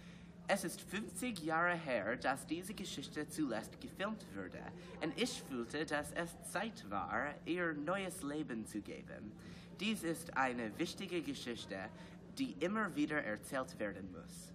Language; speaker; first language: German; non-native, learner; English